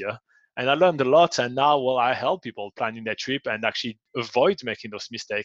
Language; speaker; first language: English; non-native, fluent; French